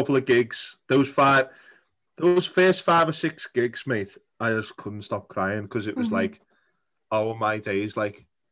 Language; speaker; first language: English; native; English